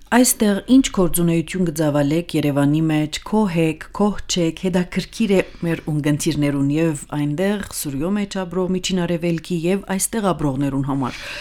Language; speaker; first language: Armenian; early bilingual, heritage; Armenian